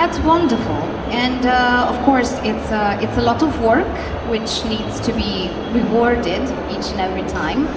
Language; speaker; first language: English; non-native, fluent; Romanian